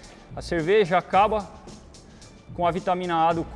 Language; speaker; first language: Portuguese; native; Portuguese